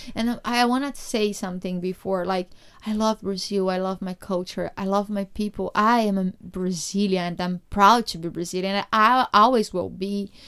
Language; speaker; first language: English; non-native, learner; Portuguese